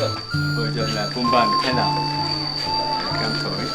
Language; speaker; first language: Vietnamese; non-native, learner; Korean